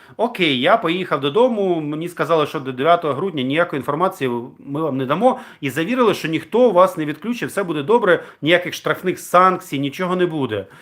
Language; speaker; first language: Ukrainian; non-native, local second language; Russian